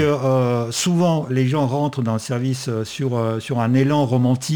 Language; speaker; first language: French; non-native, fluent; Russian